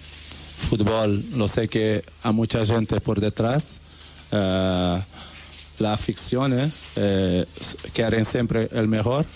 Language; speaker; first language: Spanish; non-native, learner; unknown